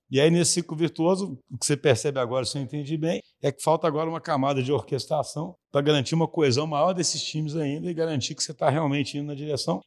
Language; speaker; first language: Portuguese; native; Portuguese